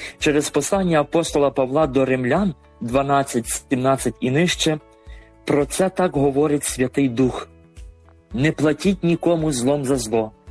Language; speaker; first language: Ukrainian; native; Ukrainian